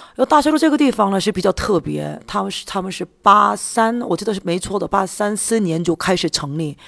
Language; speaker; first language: Chinese; non-native, fluent; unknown